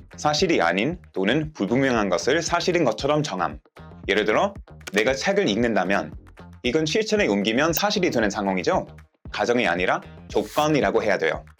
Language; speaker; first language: Korean; native; Korean